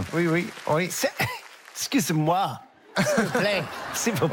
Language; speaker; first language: French; non-native, learner; English